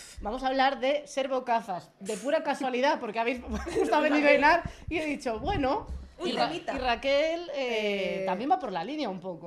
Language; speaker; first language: Spanish; native; Spanish